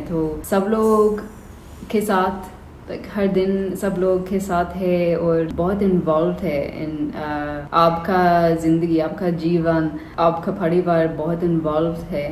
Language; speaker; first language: Hindi; non-native, learner; English